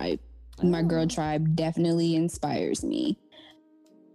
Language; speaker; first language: English; native; English